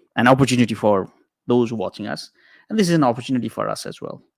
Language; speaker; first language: English; non-native, local second language; Nepali